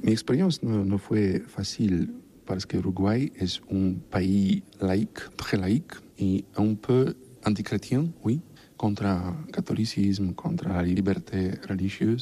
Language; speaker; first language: French; non-native, learner; Polish